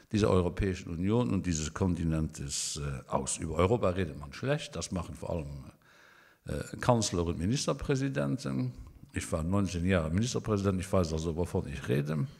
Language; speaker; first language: German; non-native, local second language; Luxembourgish